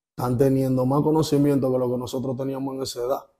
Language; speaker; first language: Spanish; native; Spanish